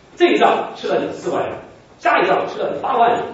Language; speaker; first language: Chinese; native; Chinese